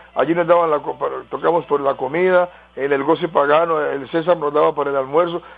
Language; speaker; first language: Spanish; native; Spanish